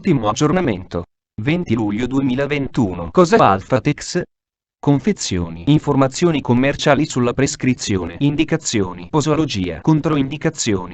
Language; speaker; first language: Italian; native; Italian